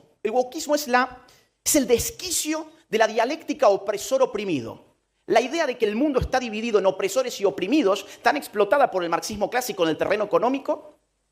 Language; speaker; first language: Spanish; native; Spanish